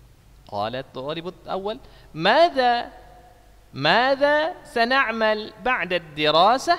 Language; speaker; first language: Arabic; non-native, fluent; Indonesian